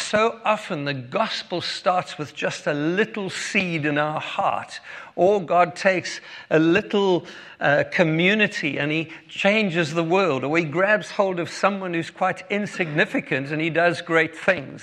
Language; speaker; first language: English; native; English